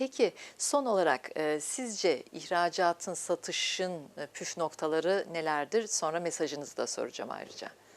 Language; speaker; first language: Turkish; native; Turkish